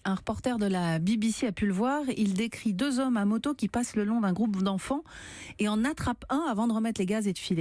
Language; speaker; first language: French; native; French